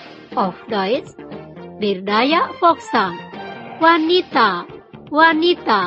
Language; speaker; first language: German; non-native, fluent; Indonesian